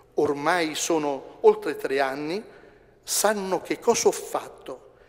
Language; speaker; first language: Italian; native; Italian